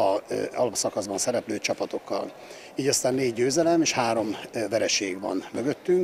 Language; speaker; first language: Hungarian; native; Hungarian